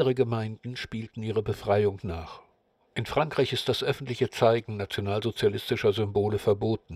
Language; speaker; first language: German; native; German